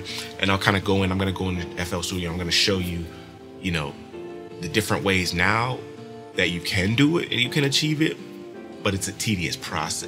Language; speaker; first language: English; native; English